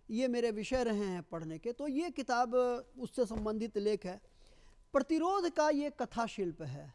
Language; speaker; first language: Hindi; native; Hindi